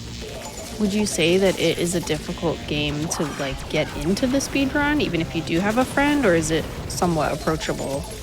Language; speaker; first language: English; native; English